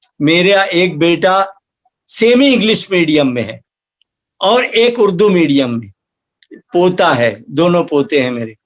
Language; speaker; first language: Urdu; native; Urdu